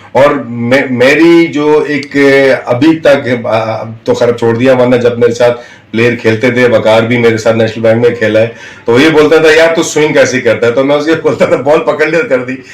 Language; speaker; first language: Urdu; native; Urdu